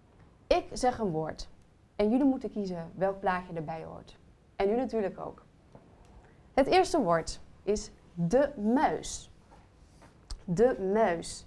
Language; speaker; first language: Dutch; native; Dutch